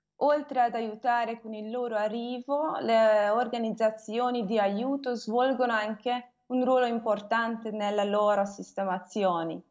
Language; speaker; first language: Italian; non-native, fluent; Hungarian